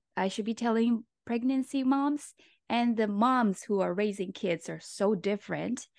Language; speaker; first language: English; non-native, fluent; Japanese